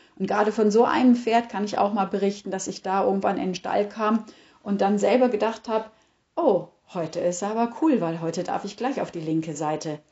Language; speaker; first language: German; native; German